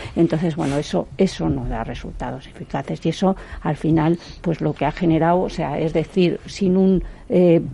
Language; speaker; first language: Spanish; native; Spanish